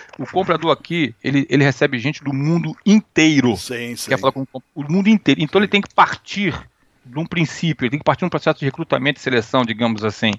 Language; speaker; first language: Portuguese; native; Portuguese